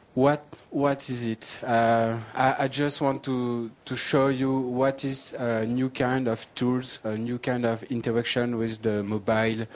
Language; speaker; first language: English; non-native, learner; French